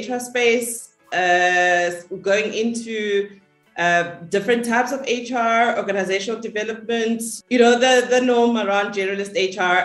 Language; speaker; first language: English; non-native, local second language; Zulu